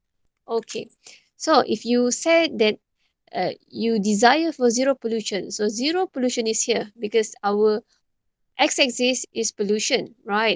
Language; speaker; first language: English; non-native, local second language; Malay